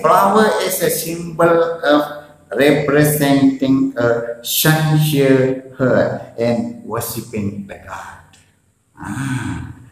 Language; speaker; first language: English; non-native, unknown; Balinese